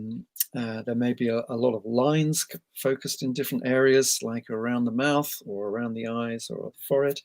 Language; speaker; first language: English; native; English